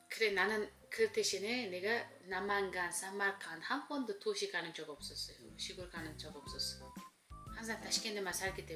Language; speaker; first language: Korean; non-native, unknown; Uzbek